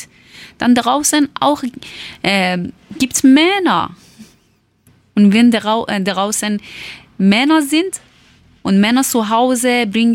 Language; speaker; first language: German; non-native, learner; Persian